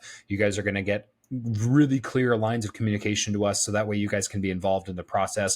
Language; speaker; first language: English; native; English